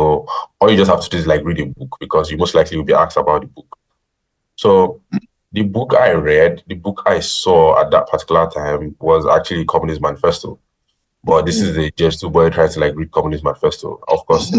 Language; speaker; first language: English; non-native, local second language; Yoruba